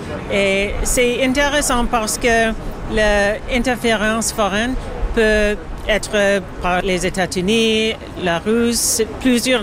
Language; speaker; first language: French; non-native, learner; English